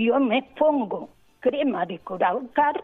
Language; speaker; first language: Spanish; non-native, local second language; Catalan